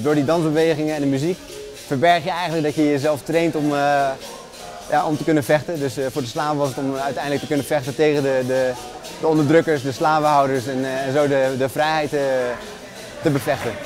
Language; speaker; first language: Dutch; native; Dutch